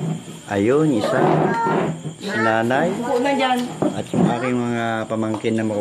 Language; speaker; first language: Filipino; native; Filipino